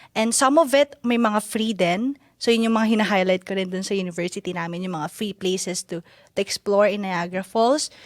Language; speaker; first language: Filipino; native; Filipino